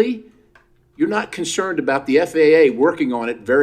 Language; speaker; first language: English; native; English